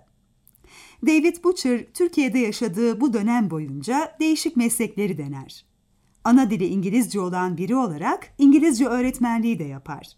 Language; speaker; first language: Turkish; native; Turkish